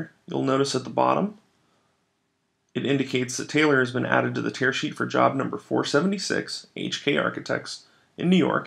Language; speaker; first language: English; native; English